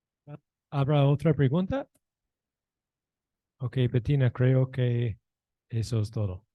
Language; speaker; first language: Spanish; non-native, fluent; English